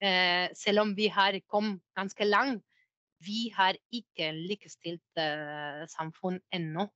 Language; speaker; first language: Norwegian; non-native, fluent; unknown